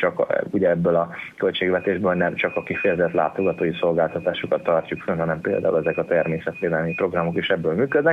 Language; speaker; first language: Hungarian; native; Hungarian